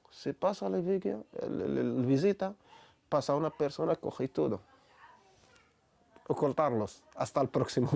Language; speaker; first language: Spanish; non-native, learner; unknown